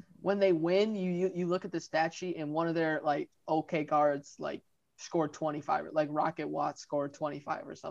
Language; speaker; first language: English; native; English